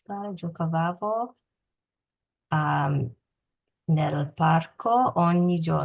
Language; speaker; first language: Italian; non-native, learner; English